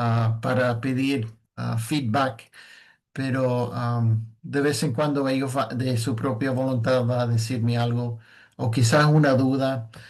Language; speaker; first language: Spanish; non-native, fluent; English